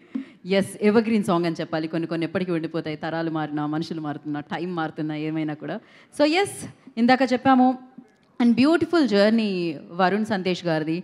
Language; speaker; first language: Telugu; native; Telugu